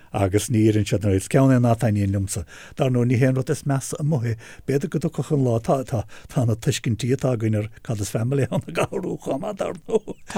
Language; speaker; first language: Irish; native; Irish